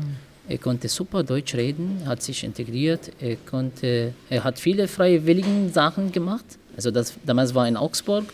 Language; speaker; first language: German; non-native, learner; Arabic